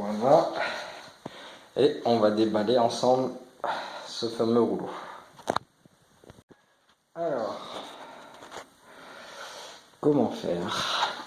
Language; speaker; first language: French; native; French